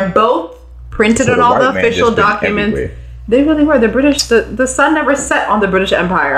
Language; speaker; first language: English; non-native, local second language; Swahili